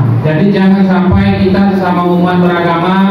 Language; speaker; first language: Indonesian; native; Indonesian